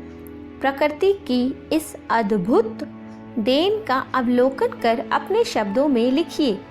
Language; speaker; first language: Hindi; native; Hindi